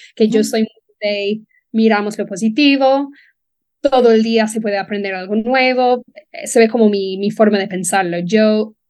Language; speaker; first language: Spanish; non-native, fluent; English